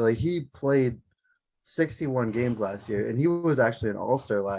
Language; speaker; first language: English; native; English